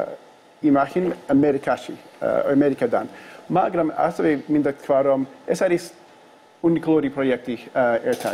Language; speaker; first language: Georgian; non-native, learner; English